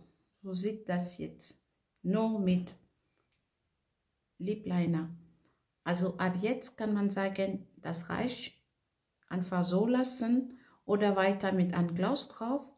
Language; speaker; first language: German; non-native, fluent; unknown